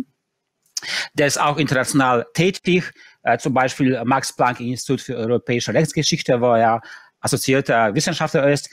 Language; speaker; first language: German; non-native, fluent; Polish